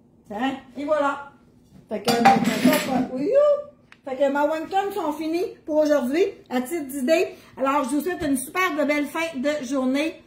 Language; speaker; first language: French; native; French